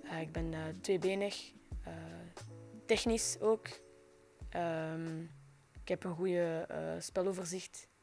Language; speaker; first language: Dutch; non-native, local second language; French